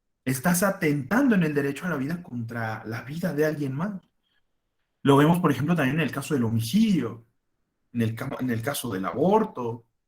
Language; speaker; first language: Spanish; native; Spanish